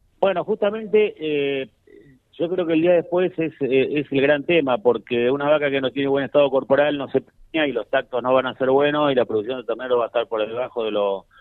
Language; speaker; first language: Spanish; native; Spanish